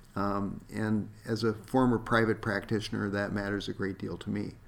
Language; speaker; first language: English; native; English